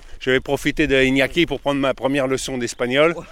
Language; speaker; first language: French; native; French